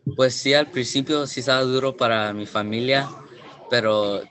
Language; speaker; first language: Spanish; early bilingual, heritage; Spanish